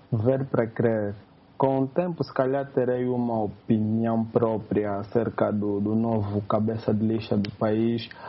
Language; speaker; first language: Portuguese; native; Portuguese